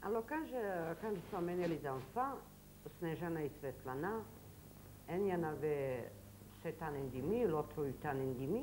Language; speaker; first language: French; non-native, learner; Serbian